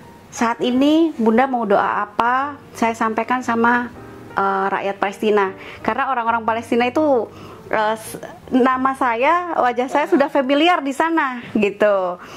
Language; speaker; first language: Indonesian; native; Indonesian